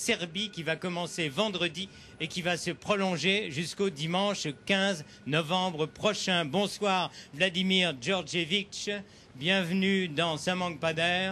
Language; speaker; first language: French; native; French